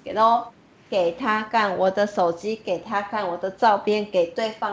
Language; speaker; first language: Chinese; non-native, fluent; Japanese